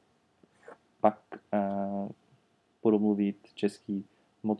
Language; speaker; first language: Czech; non-native, learner; English